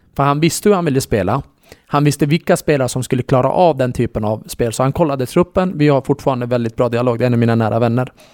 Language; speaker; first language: Swedish; early bilingual, other home language; Kurdish